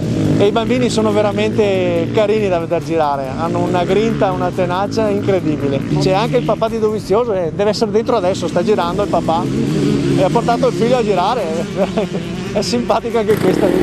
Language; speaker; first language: Italian; native; Italian